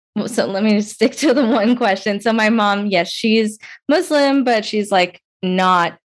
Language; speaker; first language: English; native; English